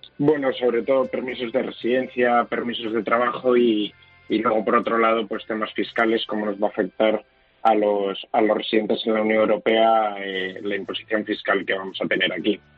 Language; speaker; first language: Spanish; native; Spanish